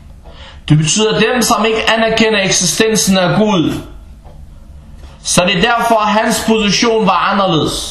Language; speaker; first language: Danish; early bilingual, other home language; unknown